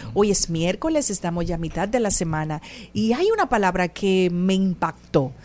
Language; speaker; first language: Spanish; native; Spanish